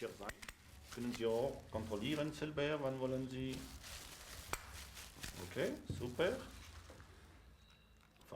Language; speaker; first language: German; non-native, local second language; French